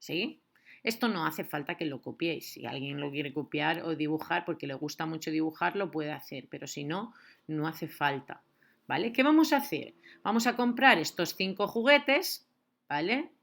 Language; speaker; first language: Spanish; native; Spanish